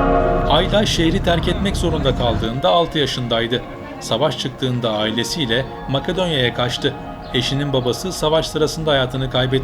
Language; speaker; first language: Turkish; native; Turkish